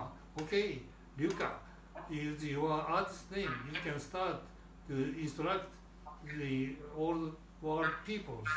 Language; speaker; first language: English; non-native, learner; Japanese